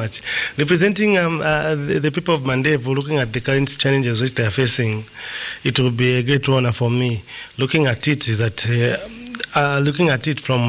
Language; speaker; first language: English; non-native, local second language; Nyanja